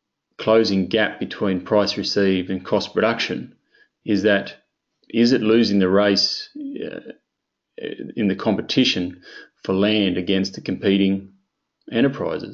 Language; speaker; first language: English; native; English